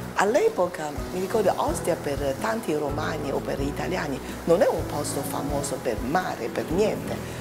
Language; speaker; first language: Italian; non-native, fluent; Chinese